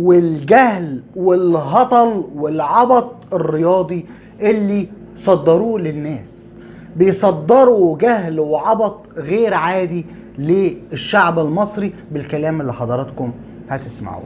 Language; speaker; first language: Arabic; native; Arabic